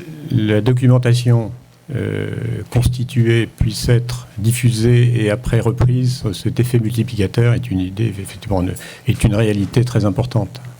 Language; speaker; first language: French; native; French